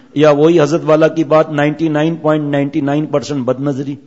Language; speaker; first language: Urdu; non-native, local second language; Memoni